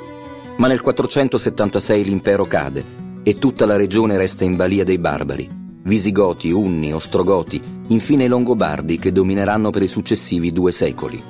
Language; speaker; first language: Italian; native; Italian